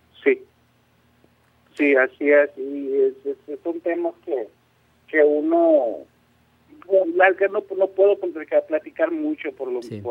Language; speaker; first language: Spanish; non-native, local second language; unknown